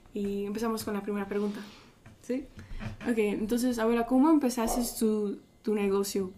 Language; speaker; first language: Spanish; early bilingual, heritage; Spanish